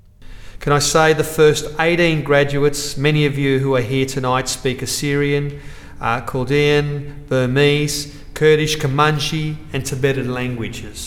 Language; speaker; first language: English; native; English